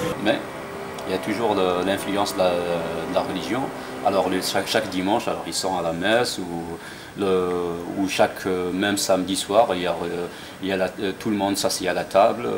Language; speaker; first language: French; non-native, fluent; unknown